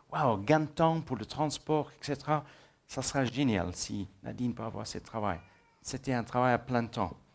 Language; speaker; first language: French; non-native, fluent; English